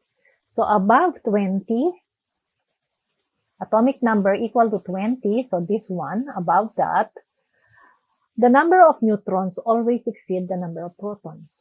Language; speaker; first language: English; non-native, local second language; Filipino